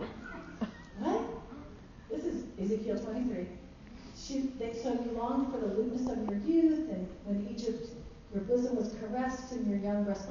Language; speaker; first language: English; native; English